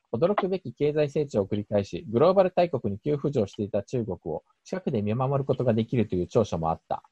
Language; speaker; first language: Japanese; native; Japanese